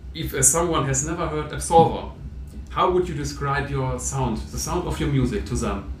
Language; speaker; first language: English; non-native, fluent; German